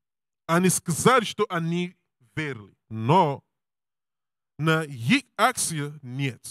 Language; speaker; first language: Russian; non-native, learner; English